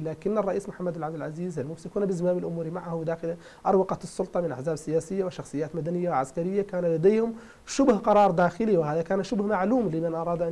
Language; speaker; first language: Arabic; native; Arabic